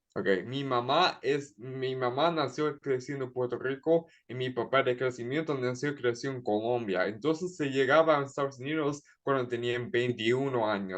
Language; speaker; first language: Spanish; early bilingual, heritage; Spanish